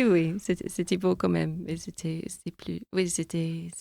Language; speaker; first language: French; non-native, fluent; English